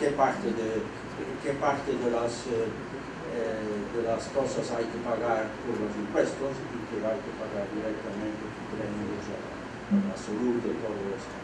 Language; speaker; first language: Spanish; non-native, fluent; Dutch